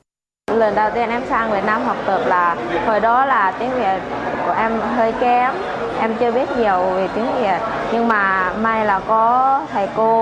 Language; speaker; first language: Vietnamese; non-native, fluent; Lao